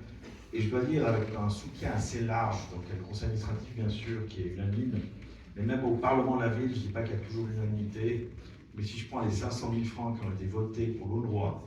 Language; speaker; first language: French; native; French